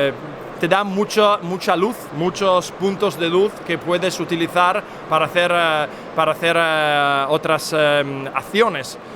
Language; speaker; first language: Spanish; non-native, fluent; Italian